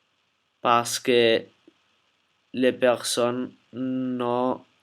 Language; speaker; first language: French; non-native, learner; Spanish